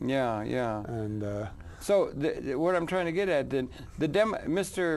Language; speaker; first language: English; native; English